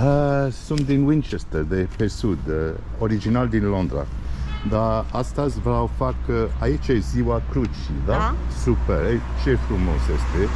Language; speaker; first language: Romanian; non-native, learner; English